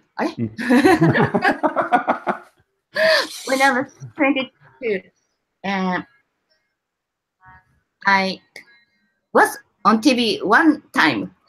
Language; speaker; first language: English; non-native, learner; Japanese